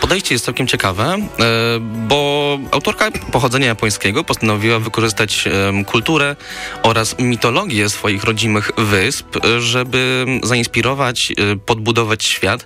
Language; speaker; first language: Polish; native; Polish